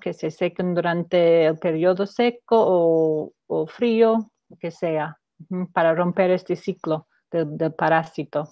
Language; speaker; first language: Spanish; non-native, fluent; English